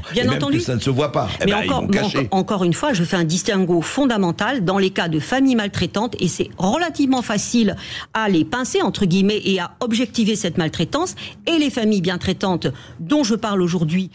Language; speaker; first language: French; native; French